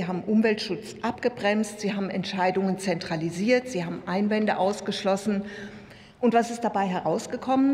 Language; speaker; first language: German; native; German